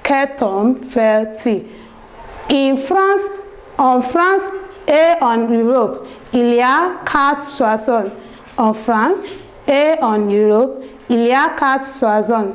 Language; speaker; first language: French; non-native, learner; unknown